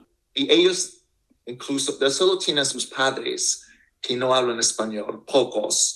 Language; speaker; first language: Spanish; non-native, fluent; English